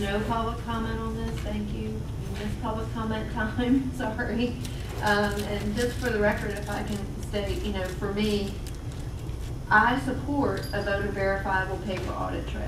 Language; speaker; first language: English; native; English